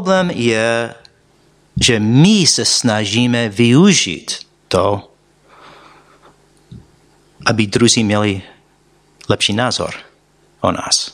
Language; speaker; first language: Czech; non-native, fluent; English